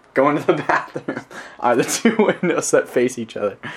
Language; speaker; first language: English; native; English